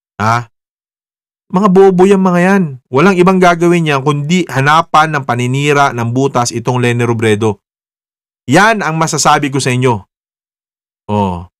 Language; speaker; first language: Filipino; native; Filipino